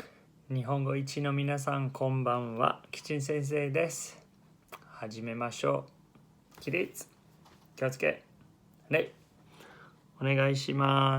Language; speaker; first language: Japanese; non-native, fluent; English